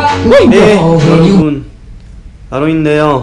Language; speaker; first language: Korean; early bilingual, heritage; Korean